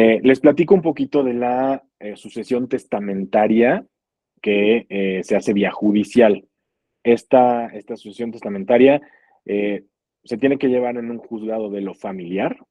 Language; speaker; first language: Spanish; native; Spanish